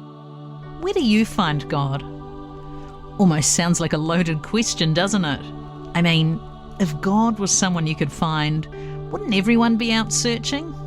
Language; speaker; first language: English; native; English